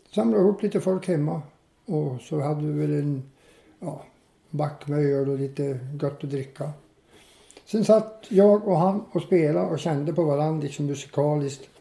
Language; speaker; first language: Swedish; native; Swedish